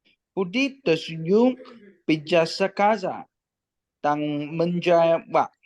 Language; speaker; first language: Indonesian; non-native, learner; Chinese